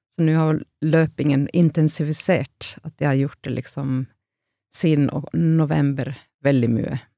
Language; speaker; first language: Norwegian; non-native, fluent; Finnish